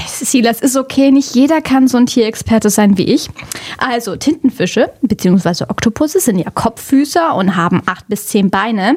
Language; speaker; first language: German; native; German